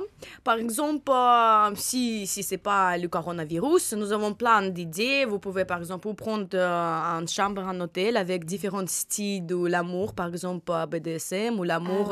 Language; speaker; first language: French; non-native, learner; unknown